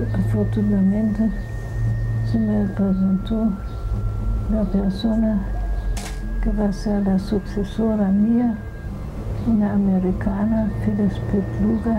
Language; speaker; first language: Spanish; non-native, fluent; German